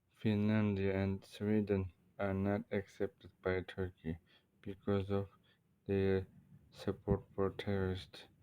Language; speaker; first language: English; non-native, learner; Turkish